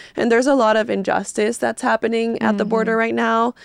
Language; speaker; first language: English; early bilingual, other home language; Spanish